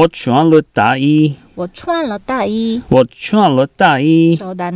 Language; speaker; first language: Chinese; non-native, fluent; Korean